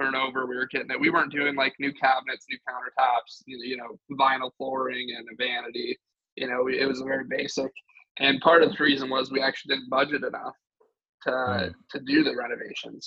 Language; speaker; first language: English; native; English